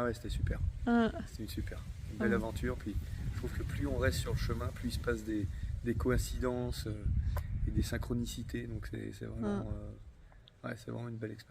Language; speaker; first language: French; native; French